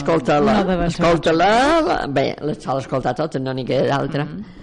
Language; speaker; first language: Catalan; native; Catalan